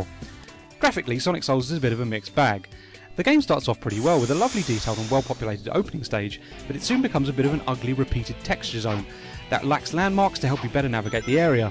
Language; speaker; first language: English; native; English